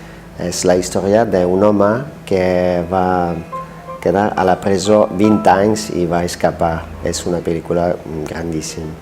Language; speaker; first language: Catalan; non-native, fluent; French